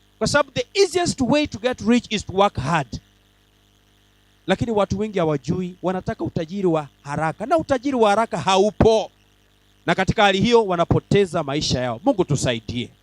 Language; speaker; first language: Swahili; non-native, local second language; Gusii